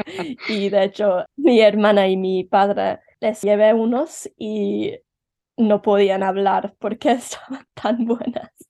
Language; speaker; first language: Spanish; early bilingual, heritage; Spanish